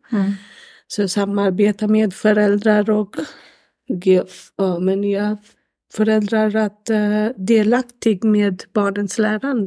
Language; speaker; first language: Swedish; non-native, learner; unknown